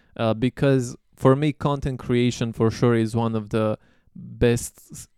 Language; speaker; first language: English; non-native, fluent; Romanian